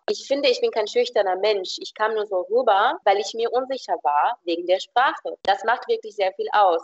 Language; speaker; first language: German; non-native, fluent; Romanian